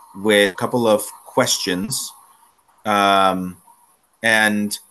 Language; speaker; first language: English; native; English